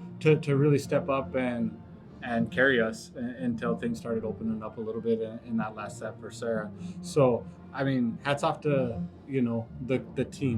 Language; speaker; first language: English; native; English